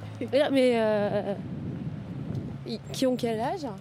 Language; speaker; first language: French; native; French